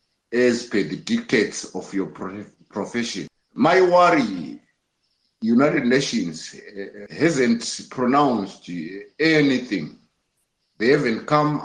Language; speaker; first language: English; non-native, local second language; North Ndebele